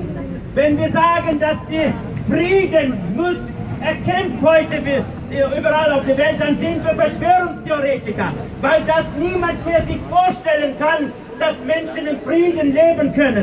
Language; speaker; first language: German; non-native, fluent; Russian